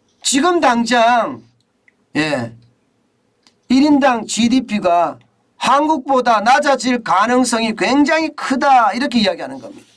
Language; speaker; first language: Korean; native; Korean